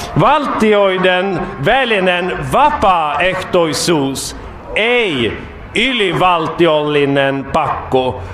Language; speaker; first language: Finnish; non-native, fluent; Swedish